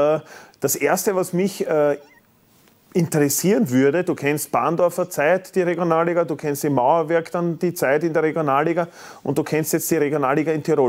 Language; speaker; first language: German; native; German